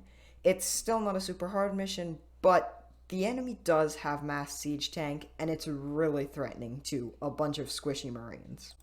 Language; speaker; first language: English; native; English